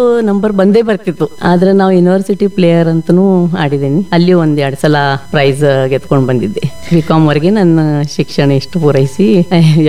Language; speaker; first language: Kannada; non-native, local second language; Marathi